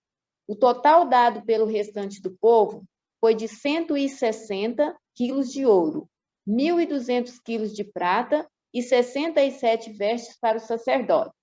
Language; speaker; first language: Portuguese; native; Portuguese